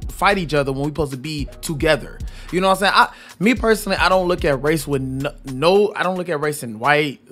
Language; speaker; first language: English; native; English